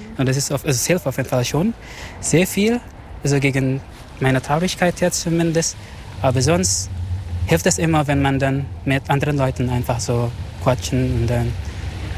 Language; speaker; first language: German; non-native, fluent; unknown